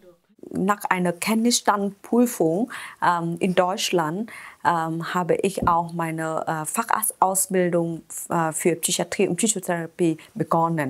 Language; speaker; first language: German; non-native, fluent; Vietnamese